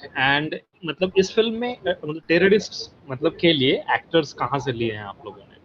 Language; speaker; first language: Hindi; native; Hindi